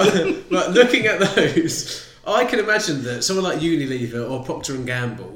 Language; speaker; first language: English; native; English